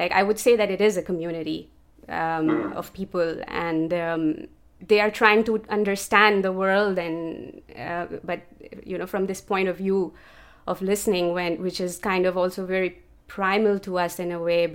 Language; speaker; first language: English; non-native, local second language; Urdu